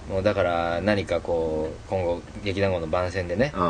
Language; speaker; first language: Japanese; native; Japanese